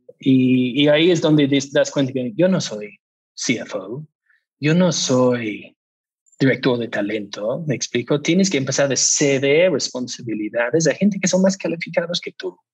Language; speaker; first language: Spanish; non-native, fluent; English